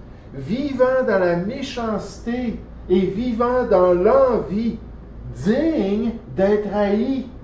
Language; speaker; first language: French; native; French